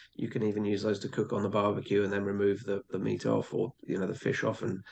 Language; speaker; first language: English; native; English